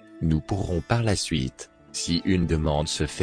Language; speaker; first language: French; native; French